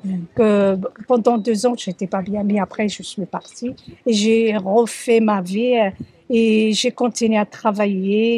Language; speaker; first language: French; early bilingual, other home language; Arabic